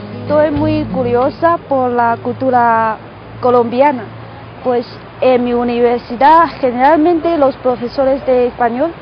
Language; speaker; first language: Spanish; non-native, fluent; Chinese